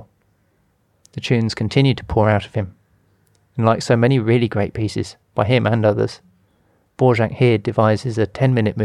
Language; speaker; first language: English; native; English